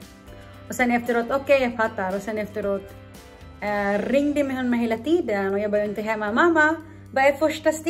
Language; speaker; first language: Swedish; non-native, learner; Cebuano